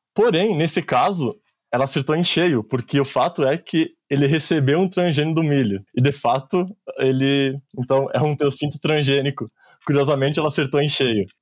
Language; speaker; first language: Portuguese; native; Portuguese